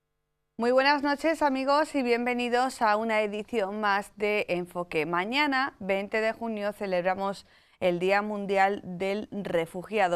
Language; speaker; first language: Spanish; native; Spanish